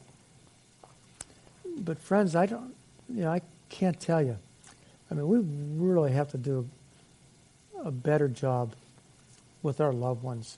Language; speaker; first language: English; native; English